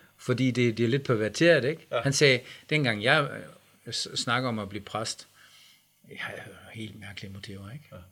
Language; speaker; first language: Danish; native; Danish